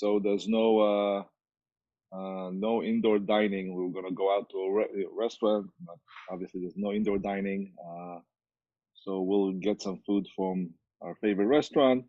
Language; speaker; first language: English; non-native, fluent; Hebrew